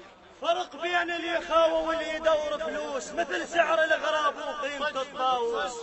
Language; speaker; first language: Arabic; native; Arabic